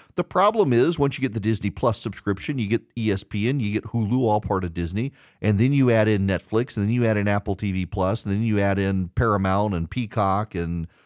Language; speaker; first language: English; native; English